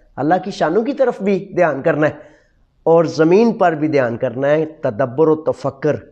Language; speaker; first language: Urdu; non-native, local second language; Punjabi